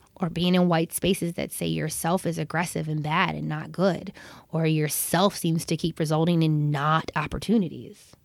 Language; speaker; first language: English; native; English